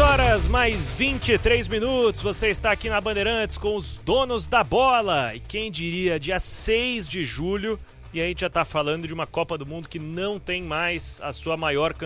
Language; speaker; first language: Portuguese; native; Portuguese